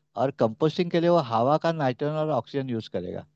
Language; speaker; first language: Hindi; non-native, local second language; Marathi